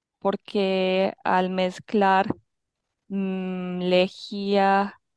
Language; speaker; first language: Spanish; non-native, fluent; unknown